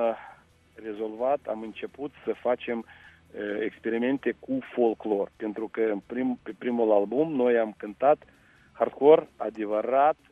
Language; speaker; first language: Romanian; non-native, local second language; Russian